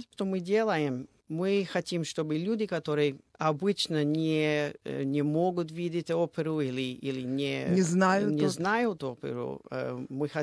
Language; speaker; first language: Russian; non-native, fluent; English